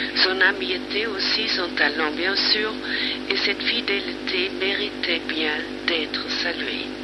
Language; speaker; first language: French; non-native, fluent; German